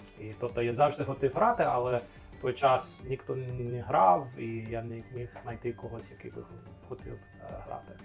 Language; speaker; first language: Ukrainian; non-native, fluent; English